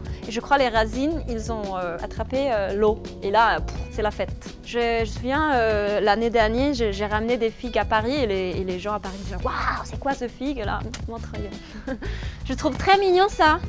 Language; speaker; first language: French; non-native, fluent; Danish